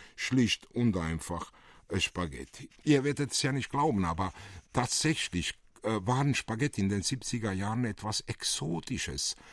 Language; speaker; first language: German; early bilingual, other home language; Italian